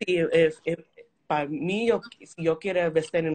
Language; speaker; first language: Spanish; early bilingual, heritage; Spanish